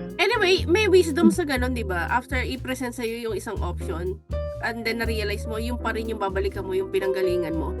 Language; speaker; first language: Filipino; native; Filipino